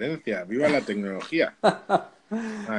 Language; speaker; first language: Spanish; native; Spanish